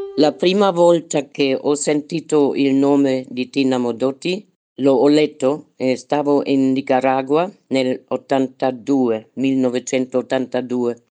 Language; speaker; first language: Italian; non-native, fluent; German